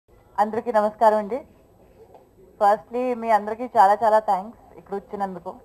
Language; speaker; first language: Telugu; non-native, local second language; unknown